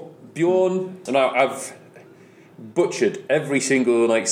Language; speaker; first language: English; native; English